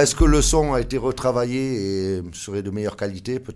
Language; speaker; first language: French; native; French